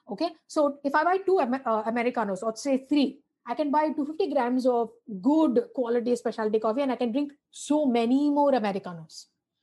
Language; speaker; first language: English; non-native, local second language; Tamil